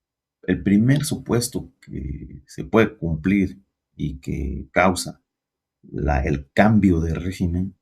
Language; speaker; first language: Spanish; native; Spanish